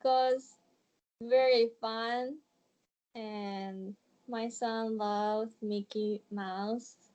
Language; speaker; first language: English; non-native, learner; Japanese